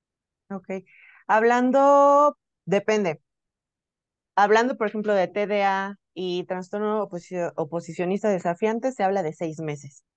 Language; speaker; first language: Spanish; native; Spanish